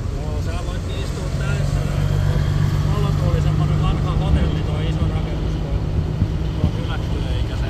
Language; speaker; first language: Finnish; native; Finnish